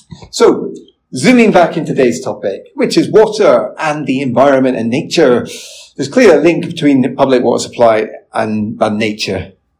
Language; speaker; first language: English; native; English